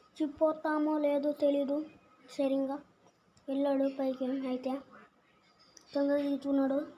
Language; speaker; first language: Telugu; native; Telugu